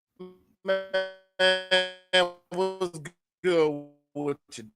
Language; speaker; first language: English; native; English